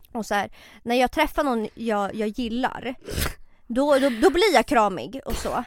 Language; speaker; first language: Swedish; early bilingual, other home language; Serbian